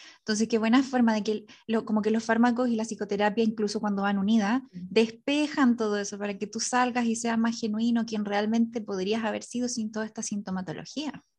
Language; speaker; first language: Spanish; native; Spanish